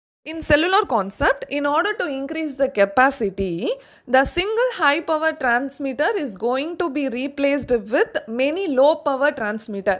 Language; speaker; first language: English; non-native, local second language; Tamil